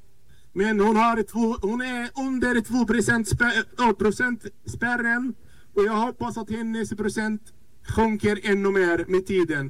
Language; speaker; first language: Swedish; non-native, fluent; Arabic